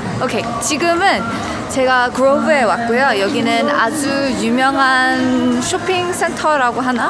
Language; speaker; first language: Korean; early bilingual, heritage; Korean